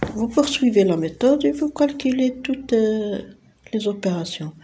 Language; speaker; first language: French; non-native, local second language; Arabic